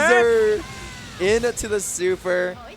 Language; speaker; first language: English; native; English